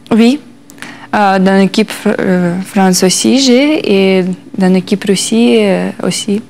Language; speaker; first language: French; non-native, learner; Russian